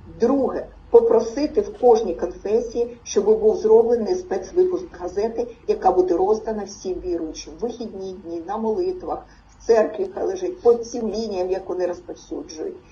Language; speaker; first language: Ukrainian; non-native, local second language; Russian